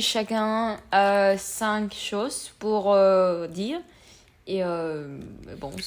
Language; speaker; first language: French; non-native, learner; Spanish